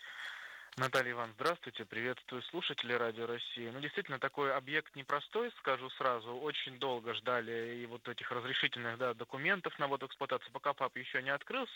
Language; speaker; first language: Russian; native; Russian